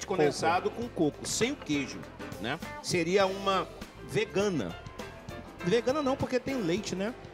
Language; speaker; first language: Portuguese; native; Portuguese